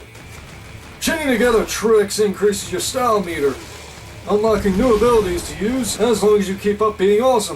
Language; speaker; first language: English; native; English